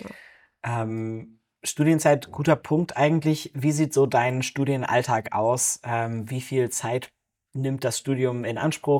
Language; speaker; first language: German; native; German